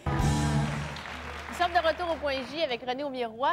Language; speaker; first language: French; native; French